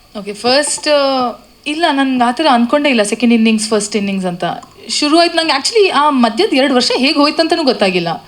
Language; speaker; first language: Kannada; non-native, local second language; Tulu